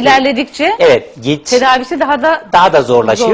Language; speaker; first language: Turkish; native; Turkish